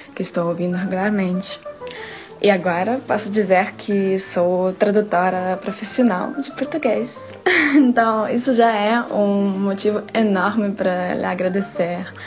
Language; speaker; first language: Portuguese; non-native, fluent; Russian